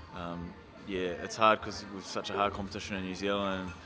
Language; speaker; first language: English; native; English